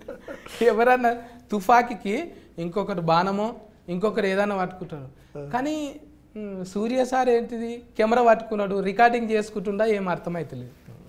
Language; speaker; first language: Telugu; native; Telugu